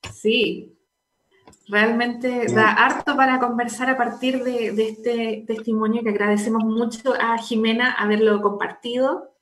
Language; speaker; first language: Spanish; native; Spanish